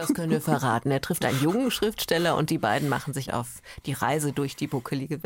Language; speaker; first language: German; native; German